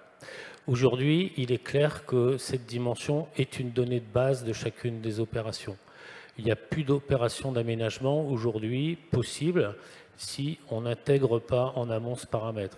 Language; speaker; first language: French; native; French